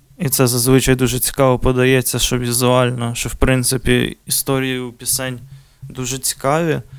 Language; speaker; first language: Ukrainian; native; Ukrainian